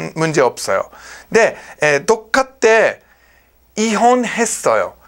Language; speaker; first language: Korean; non-native, learner; English